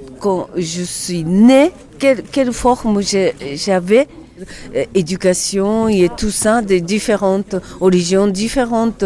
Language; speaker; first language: French; non-native, learner; Japanese